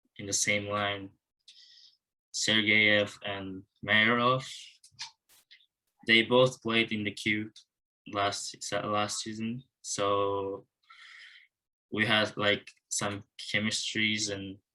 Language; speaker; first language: English; non-native, learner; Japanese